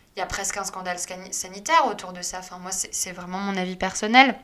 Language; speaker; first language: French; native; French